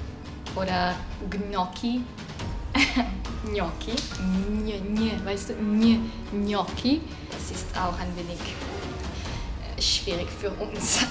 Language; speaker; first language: German; non-native, learner; Italian